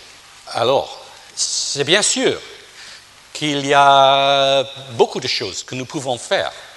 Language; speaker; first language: French; non-native, fluent; English